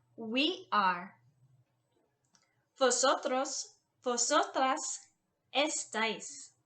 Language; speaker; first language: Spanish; non-native, fluent; English